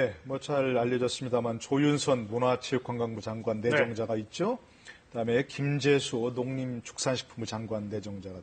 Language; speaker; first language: Korean; native; Korean